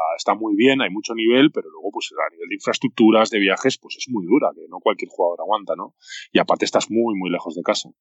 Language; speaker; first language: Spanish; native; Spanish